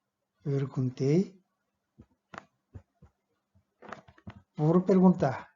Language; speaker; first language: Portuguese; non-native, fluent; Korean